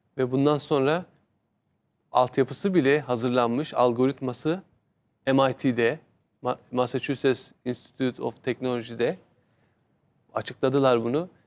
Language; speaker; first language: Turkish; native; Turkish